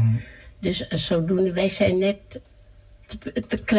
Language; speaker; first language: Dutch; early bilingual, other home language; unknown